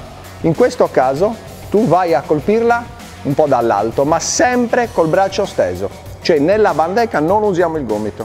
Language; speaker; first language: Italian; native; Italian